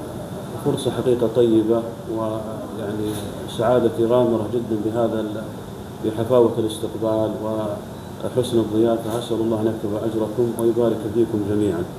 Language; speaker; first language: Arabic; native; Arabic